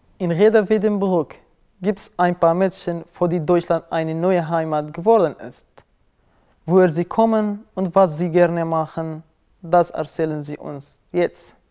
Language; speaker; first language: German; non-native, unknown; Kurdish